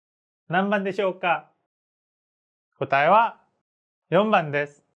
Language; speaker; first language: Japanese; non-native, fluent; Korean